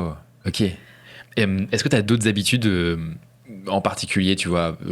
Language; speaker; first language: French; native; French